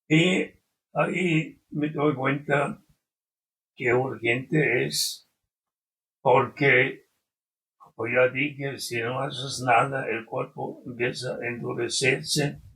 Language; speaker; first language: Spanish; non-native, fluent; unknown